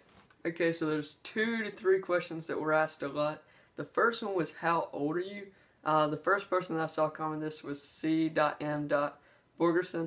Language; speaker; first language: English; native; English